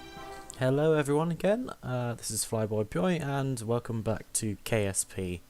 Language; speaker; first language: English; native; English